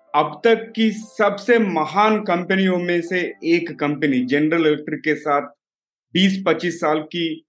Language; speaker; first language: Hindi; non-native, local second language; Telugu